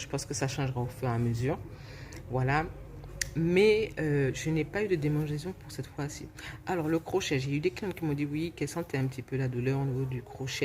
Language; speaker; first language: French; native; French